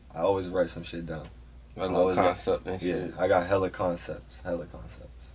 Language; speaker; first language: English; native; English